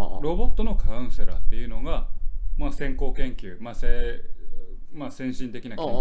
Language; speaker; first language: Japanese; native; Japanese